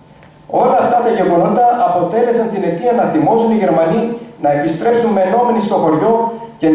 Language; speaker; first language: Greek; native; Greek